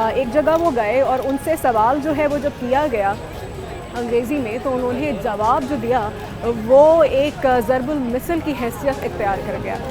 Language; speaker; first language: Urdu; native; Urdu